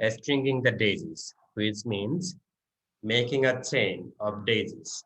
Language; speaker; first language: English; non-native, local second language; Bangla